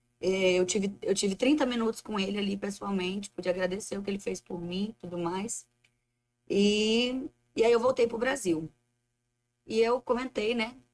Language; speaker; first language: Portuguese; native; Portuguese